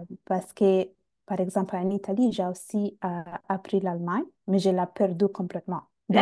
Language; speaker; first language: French; non-native, fluent; Bangla